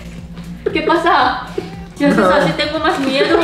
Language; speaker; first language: Spanish; non-native, learner; Korean